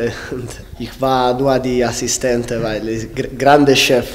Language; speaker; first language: German; non-native, learner; Italian